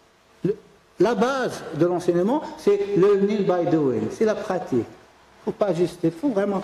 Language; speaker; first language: French; non-native, local second language; Arabic